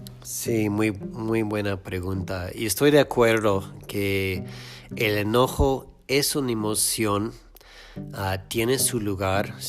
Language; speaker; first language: Spanish; non-native, fluent; English